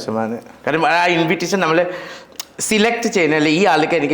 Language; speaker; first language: Malayalam; non-native, learner; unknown